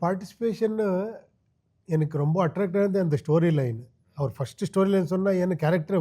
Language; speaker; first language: Tamil; non-native, learner; Kannada